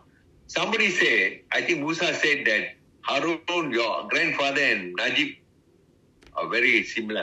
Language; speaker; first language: English; non-native, local second language; Tamil